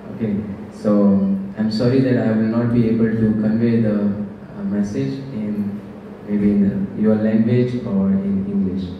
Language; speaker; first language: English; non-native, local second language; Marathi